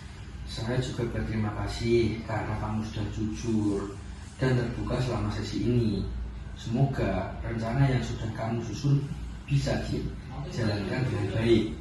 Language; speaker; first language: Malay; non-native, fluent; Indonesian